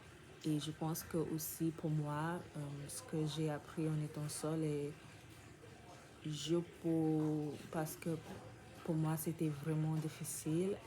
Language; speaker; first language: French; non-native, learner; English